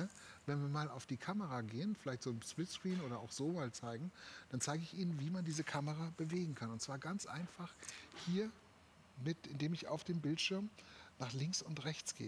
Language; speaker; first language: German; native; German